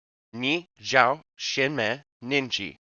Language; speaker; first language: Chinese; non-native, learner; English